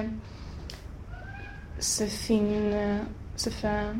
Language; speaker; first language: French; non-native, learner; Swedish